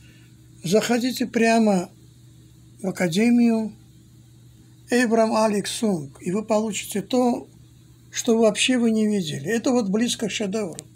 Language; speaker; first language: Russian; non-native, fluent; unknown